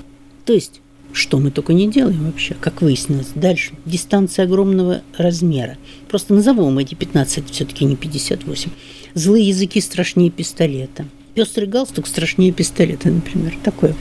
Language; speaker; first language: Russian; native; Russian